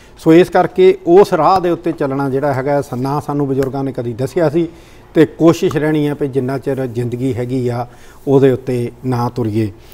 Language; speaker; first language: Punjabi; native; Punjabi